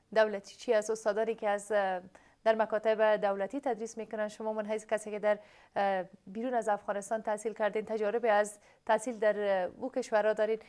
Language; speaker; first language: Persian; native; Persian